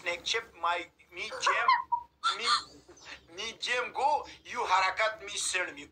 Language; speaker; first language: English; non-native, learner; Pashto